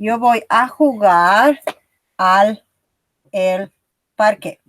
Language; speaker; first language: Spanish; non-native, fluent; English